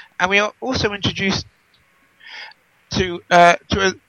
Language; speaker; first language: English; native; English